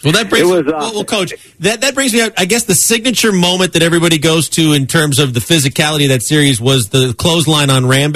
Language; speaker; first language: English; native; English